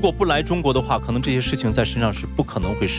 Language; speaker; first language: Chinese; native; Chinese